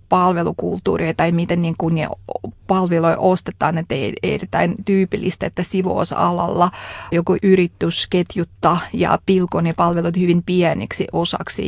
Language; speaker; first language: Finnish; non-native, fluent; Russian